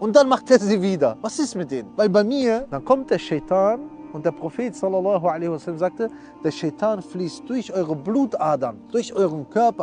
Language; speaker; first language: German; early bilingual, other home language; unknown